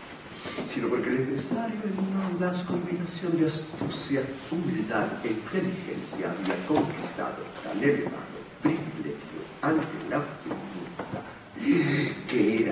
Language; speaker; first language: Spanish; native; Spanish